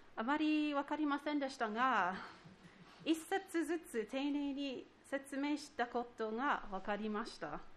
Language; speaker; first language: Japanese; non-native, fluent; English